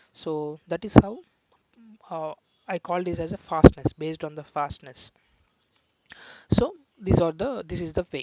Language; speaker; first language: English; non-native, local second language; Telugu